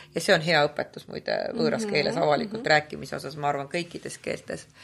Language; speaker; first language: Estonian; native; Estonian